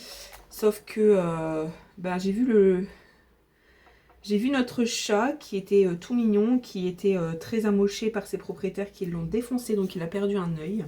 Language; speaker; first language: French; native; French